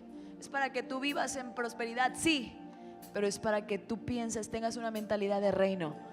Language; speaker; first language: Spanish; native; Spanish